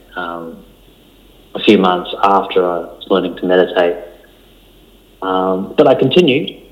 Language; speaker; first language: English; early bilingual, other home language; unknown